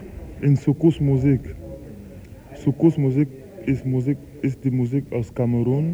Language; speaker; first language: German; non-native, fluent; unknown